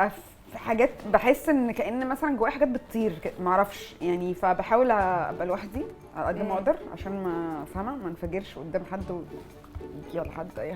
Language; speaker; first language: Arabic; native; Arabic